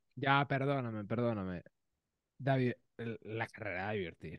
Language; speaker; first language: Spanish; native; Spanish